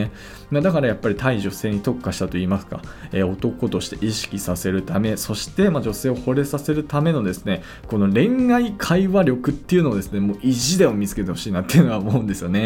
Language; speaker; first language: Japanese; native; Japanese